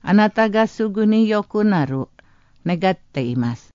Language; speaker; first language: Japanese; non-native, learner; Indonesian